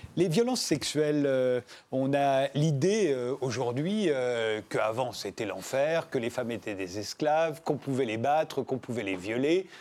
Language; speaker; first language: French; native; French